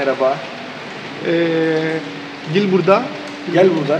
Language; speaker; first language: Turkish; non-native, learner; Greek